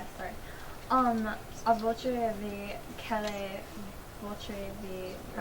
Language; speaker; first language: French; non-native, learner; English